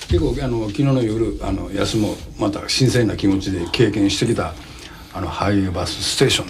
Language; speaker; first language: Japanese; native; Japanese